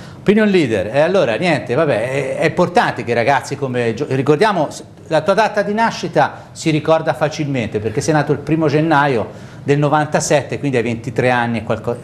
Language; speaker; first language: Italian; native; Italian